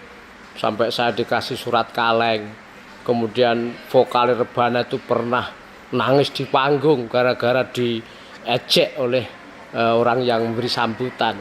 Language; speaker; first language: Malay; non-native, local second language; Javanese